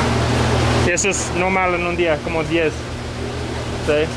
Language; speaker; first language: Spanish; non-native, learner; English